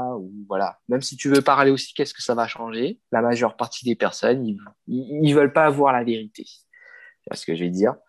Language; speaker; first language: French; non-native, local second language; Morisyen